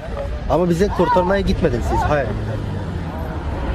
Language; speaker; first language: Turkish; non-native, learner; Arabic